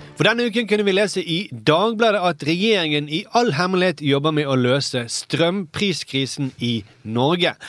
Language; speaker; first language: Norwegian; native; Norwegian